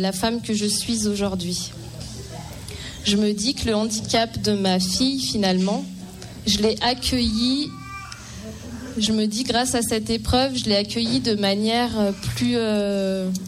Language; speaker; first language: French; native; French